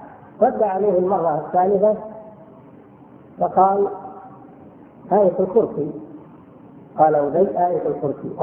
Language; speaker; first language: Arabic; native; Arabic